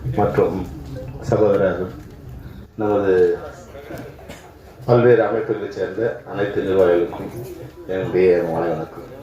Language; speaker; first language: Tamil; native; Tamil